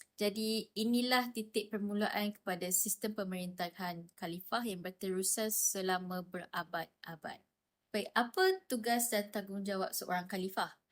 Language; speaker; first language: Malay; native; Malay